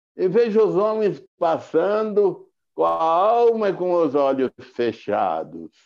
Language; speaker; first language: Portuguese; native; Portuguese